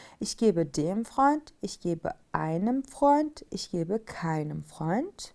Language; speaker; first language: German; non-native, fluent; Turkish